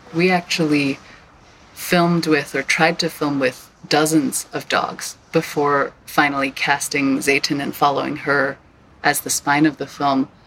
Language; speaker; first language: English; non-native, local second language; Cantonese